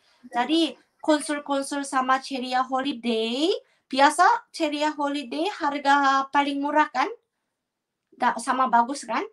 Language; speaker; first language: Indonesian; non-native, fluent; Korean